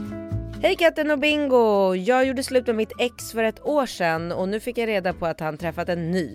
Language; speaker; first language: Swedish; native; Swedish